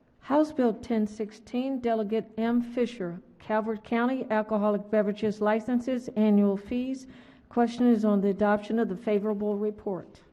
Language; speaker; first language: English; native; English